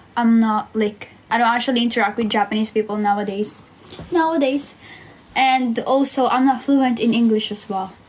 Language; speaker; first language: English; non-native, local second language; Filipino